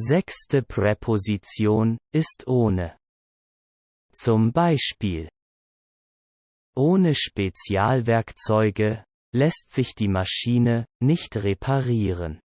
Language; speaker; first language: German; non-native, learner; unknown